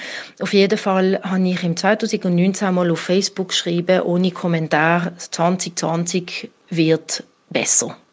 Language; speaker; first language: German; native; German